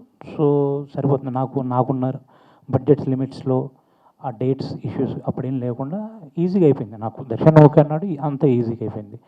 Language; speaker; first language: Telugu; native; Telugu